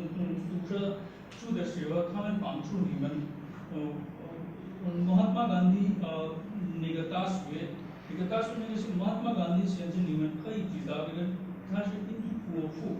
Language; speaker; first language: Chinese; non-native, learner; Hindi